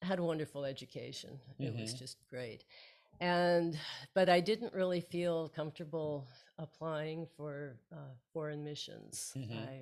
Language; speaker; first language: English; native; English